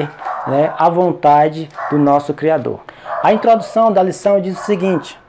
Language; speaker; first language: Portuguese; native; Portuguese